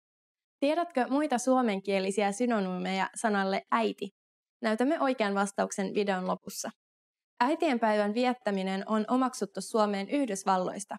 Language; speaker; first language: Finnish; native; Finnish